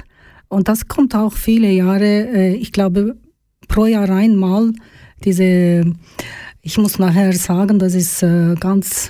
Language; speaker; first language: German; non-native, learner; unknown